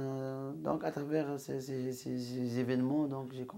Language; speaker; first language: French; non-native, local second language; Arabic